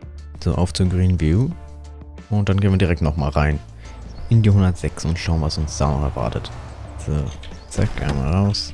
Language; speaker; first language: German; native; German